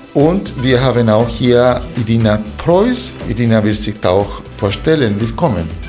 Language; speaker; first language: German; non-native, fluent; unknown